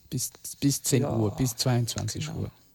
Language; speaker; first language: German; non-native, learner; Portuguese